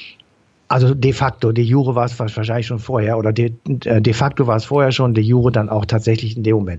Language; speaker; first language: German; native; German